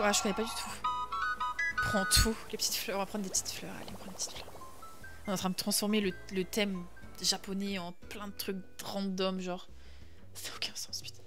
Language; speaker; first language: French; native; French